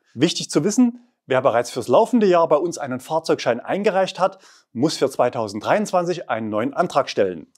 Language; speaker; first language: German; native; German